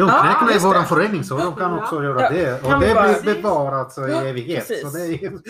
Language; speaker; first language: Swedish; non-native, fluent; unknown